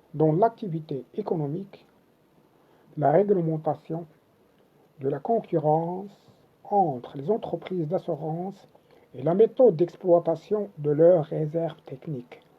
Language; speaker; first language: French; non-native, local second language; Arabic